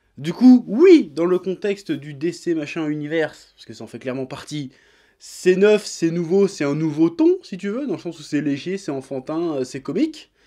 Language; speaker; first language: French; native; French